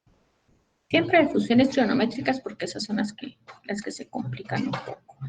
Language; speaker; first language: Spanish; native; Spanish